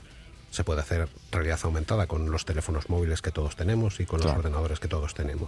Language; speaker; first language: Spanish; native; Spanish